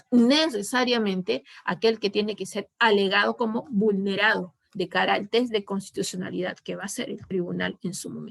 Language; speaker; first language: Spanish; native; Spanish